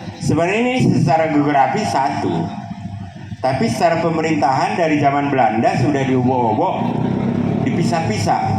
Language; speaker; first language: Indonesian; non-native, local second language; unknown